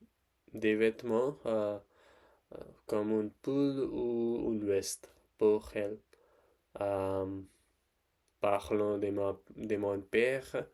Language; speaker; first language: French; non-native, learner; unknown